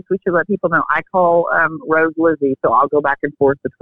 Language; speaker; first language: English; native; English